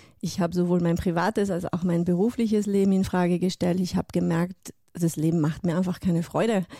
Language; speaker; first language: German; non-native, fluent; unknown